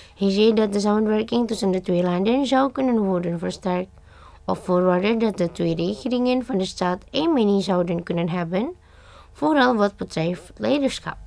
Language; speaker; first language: Dutch; non-native, fluent; Indonesian